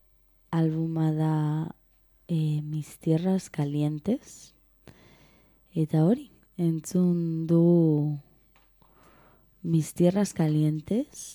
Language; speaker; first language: Basque; non-native, local second language; Spanish